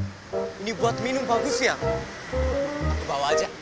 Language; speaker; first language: Indonesian; non-native, learner; Japanese